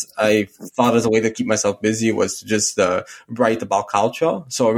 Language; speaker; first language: English; native; English